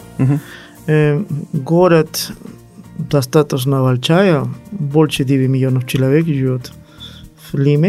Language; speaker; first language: Russian; non-native, learner; Spanish